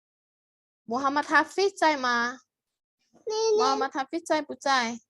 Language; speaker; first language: Chinese; non-native, fluent; Indonesian